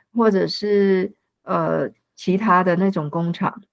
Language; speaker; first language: Chinese; non-native, fluent; Cantonese